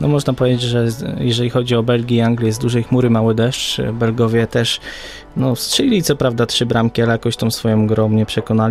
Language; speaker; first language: Polish; native; Polish